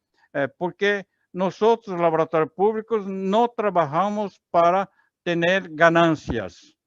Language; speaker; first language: Spanish; non-native, learner; Portuguese